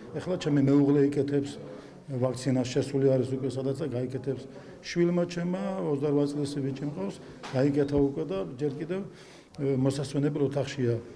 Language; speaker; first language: Georgian; native; Georgian